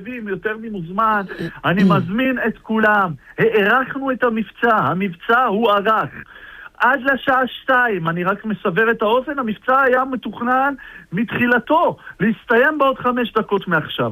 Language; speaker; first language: Hebrew; native; Hebrew